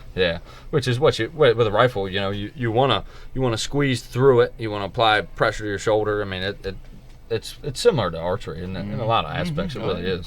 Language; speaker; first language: English; native; English